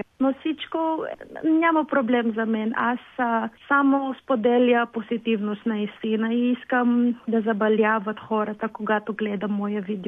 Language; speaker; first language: Bulgarian; non-native, learner; Filipino